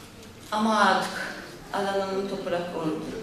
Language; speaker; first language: Turkish; non-native, learner; Japanese